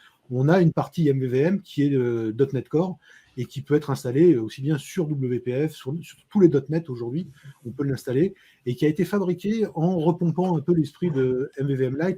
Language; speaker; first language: French; native; French